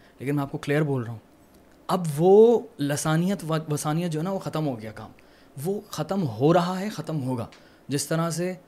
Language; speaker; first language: Urdu; native; Urdu